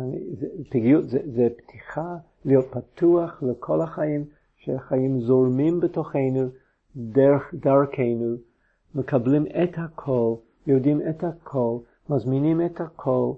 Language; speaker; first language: Hebrew; non-native, fluent; English